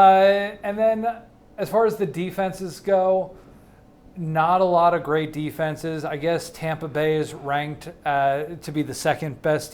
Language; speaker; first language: English; native; English